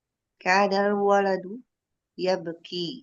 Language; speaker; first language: Arabic; non-native, learner; Indonesian